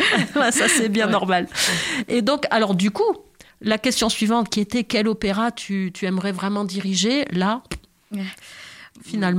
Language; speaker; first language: French; native; French